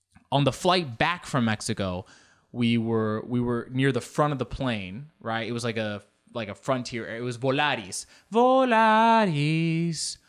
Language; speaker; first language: English; early bilingual, other home language; Spanish